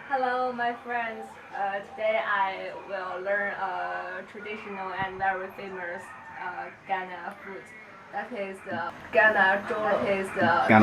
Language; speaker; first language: English; non-native, learner; Chinese